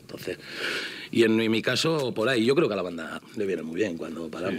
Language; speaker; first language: Spanish; native; Spanish